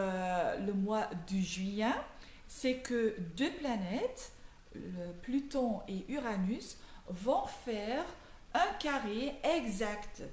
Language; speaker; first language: French; non-native, local second language; Dutch